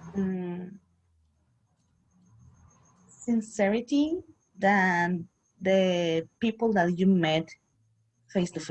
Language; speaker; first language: English; non-native, learner; Spanish